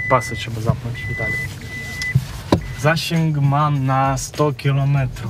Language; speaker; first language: Polish; non-native, fluent; Ukrainian